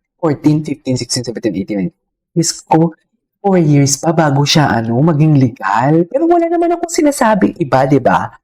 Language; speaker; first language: Filipino; non-native, local second language; Hiligaynon